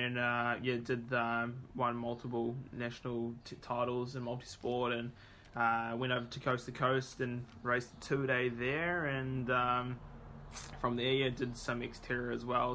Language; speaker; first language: English; native; English